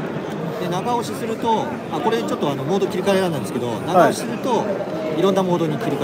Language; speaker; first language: Japanese; native; Japanese